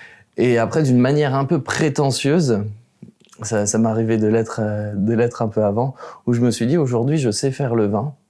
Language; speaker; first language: French; native; French